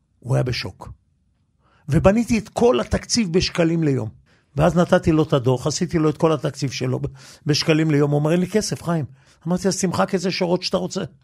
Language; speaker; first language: Hebrew; early bilingual, other home language; Yiddish